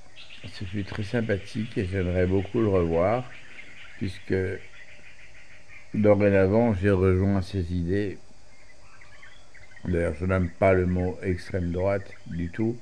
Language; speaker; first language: French; native; French